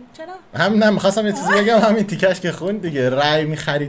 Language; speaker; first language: Persian; native; Persian